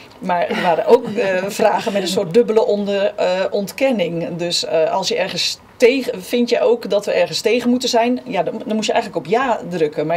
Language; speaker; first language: Dutch; native; Dutch